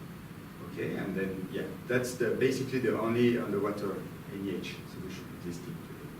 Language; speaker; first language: English; non-native, fluent; French